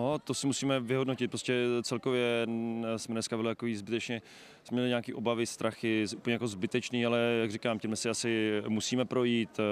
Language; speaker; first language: Czech; native; Czech